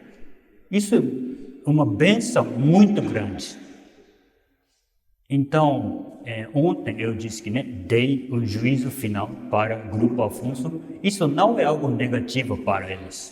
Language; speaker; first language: Portuguese; non-native, fluent; Japanese